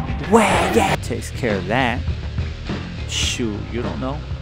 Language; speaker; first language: English; native; English